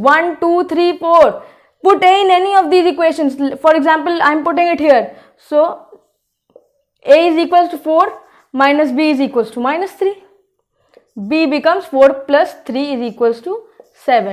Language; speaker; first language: English; non-native, local second language; Hindi